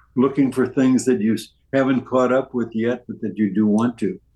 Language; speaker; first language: English; native; English